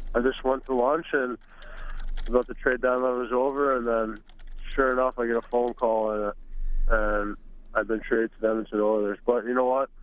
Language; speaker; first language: English; native; English